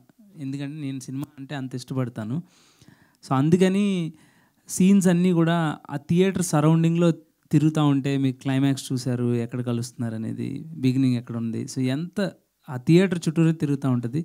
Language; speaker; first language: Telugu; native; Telugu